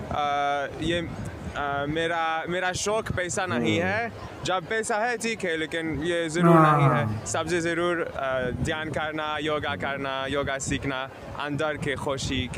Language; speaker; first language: Hindi; non-native, learner; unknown